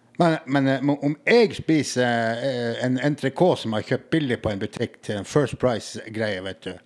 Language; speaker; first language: Norwegian; native; Norwegian